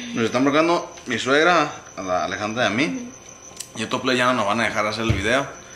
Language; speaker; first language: Spanish; early bilingual, heritage; Spanish